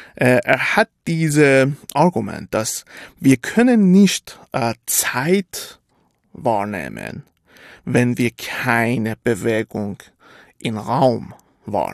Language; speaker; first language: German; non-native, fluent; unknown